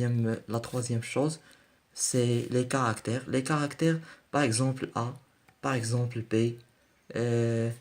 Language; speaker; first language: French; non-native, learner; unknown